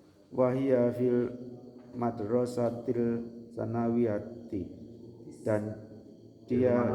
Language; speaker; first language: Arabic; non-native, learner; Indonesian